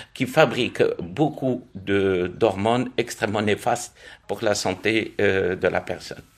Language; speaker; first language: French; non-native, local second language; Arabic